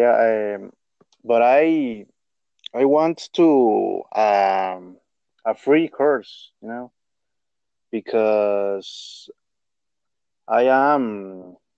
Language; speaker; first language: English; non-native, learner; Spanish